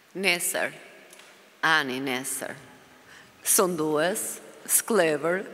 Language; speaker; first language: Italian; non-native, learner; Albanian